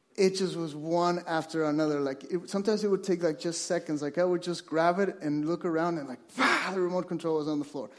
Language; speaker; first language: English; non-native, fluent; Spanish